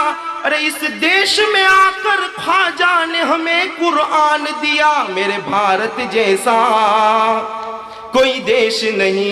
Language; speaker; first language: Hindi; native; Hindi